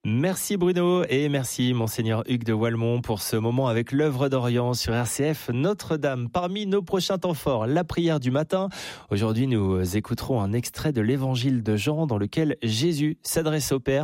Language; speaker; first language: French; native; French